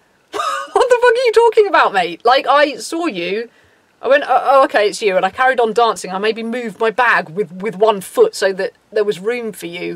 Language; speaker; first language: English; native; English